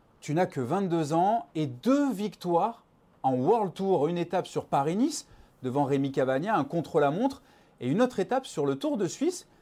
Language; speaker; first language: French; native; French